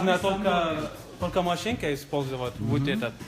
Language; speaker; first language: Russian; non-native, local second language; Georgian